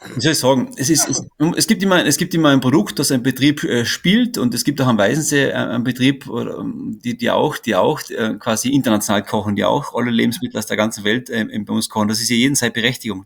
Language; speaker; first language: German; native; German